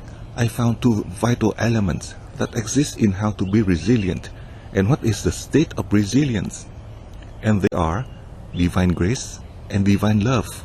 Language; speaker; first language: English; non-native, fluent; Vietnamese